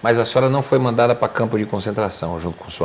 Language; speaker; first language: Portuguese; native; Portuguese